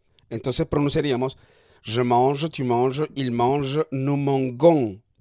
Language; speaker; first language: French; non-native, fluent; Spanish